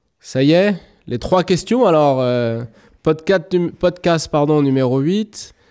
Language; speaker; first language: French; native; French